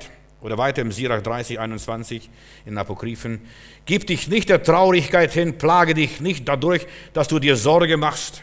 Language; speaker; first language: German; native; German